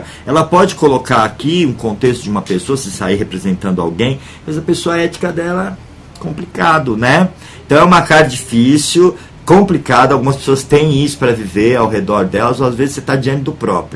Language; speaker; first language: Portuguese; native; Portuguese